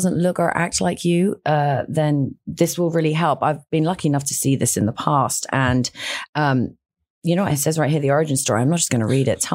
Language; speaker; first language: English; native; English